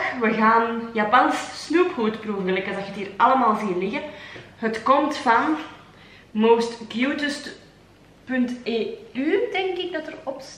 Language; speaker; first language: Dutch; native; Dutch